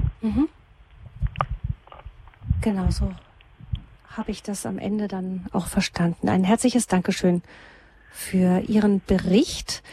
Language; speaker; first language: German; native; German